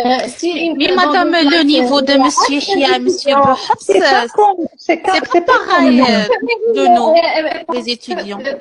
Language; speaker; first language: French; non-native, learner; Arabic